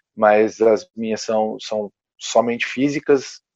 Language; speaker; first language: Portuguese; native; Portuguese